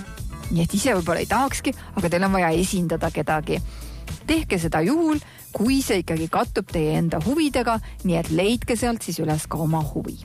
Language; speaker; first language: Estonian; native; Estonian